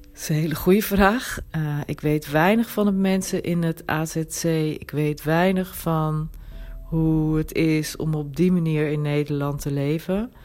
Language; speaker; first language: Dutch; native; Dutch